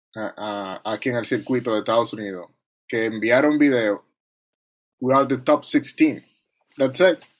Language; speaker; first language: English; non-native, learner; Spanish